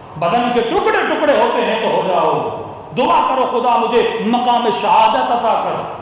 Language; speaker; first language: Urdu; early bilingual, heritage; Urdu